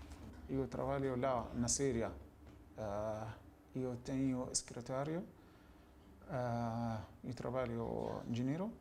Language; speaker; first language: Portuguese; non-native, learner; Arabic